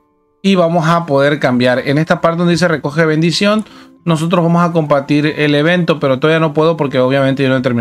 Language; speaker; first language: Spanish; native; Spanish